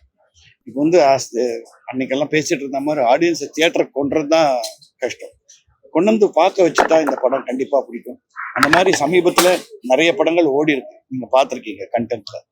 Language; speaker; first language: Tamil; native; Tamil